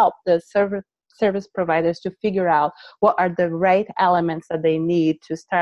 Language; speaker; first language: English; non-native, fluent; Portuguese